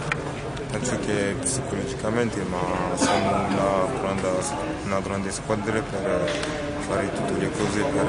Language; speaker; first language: Italian; non-native, learner; French